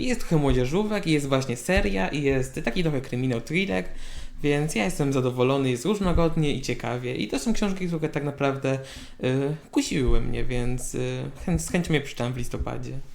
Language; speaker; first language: Polish; native; Polish